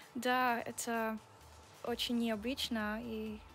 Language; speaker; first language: Russian; non-native, learner; Dutch